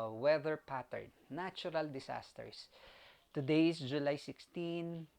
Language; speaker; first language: English; non-native, local second language; Filipino